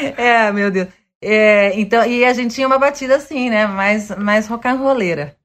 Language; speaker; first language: Portuguese; early bilingual, other home language; Spanish